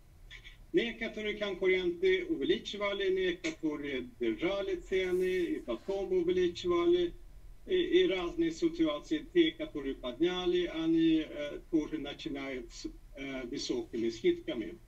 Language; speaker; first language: Russian; non-native, fluent; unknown